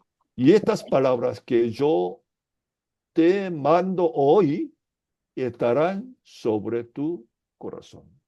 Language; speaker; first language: Spanish; non-native, fluent; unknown